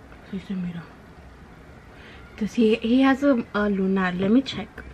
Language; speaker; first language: English; early bilingual, other home language; Spanish